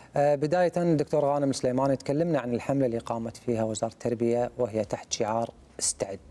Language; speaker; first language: Arabic; native; Arabic